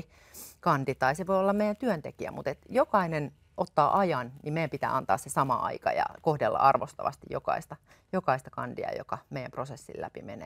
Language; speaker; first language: Finnish; native; Finnish